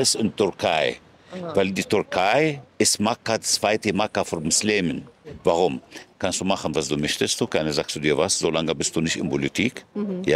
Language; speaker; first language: German; non-native, fluent; Arabic